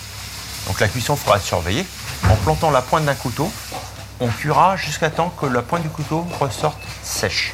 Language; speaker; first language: French; native; French